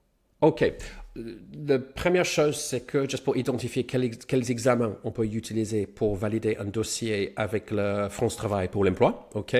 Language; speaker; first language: French; non-native, fluent; English